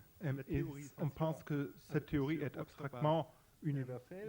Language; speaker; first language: French; non-native, fluent; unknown